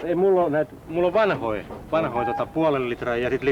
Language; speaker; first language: Finnish; native; Finnish